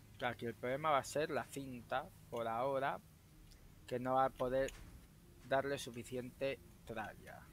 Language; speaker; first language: Spanish; native; Spanish